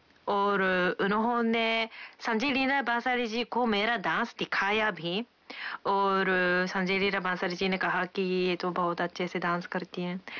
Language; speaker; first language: Hindi; non-native, fluent; Japanese